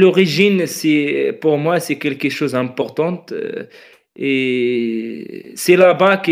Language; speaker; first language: French; non-native, learner; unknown